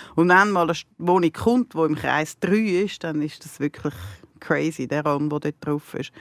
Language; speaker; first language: German; native; German